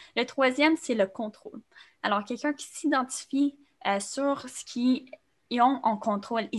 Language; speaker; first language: French; native; French